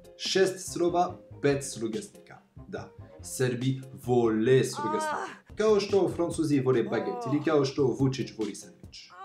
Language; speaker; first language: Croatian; non-native, fluent; French